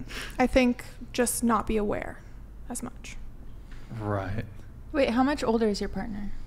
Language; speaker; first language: English; native; English